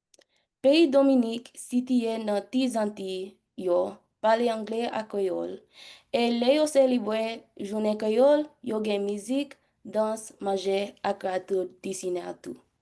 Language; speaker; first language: Haitian Creole; early bilingual, heritage; English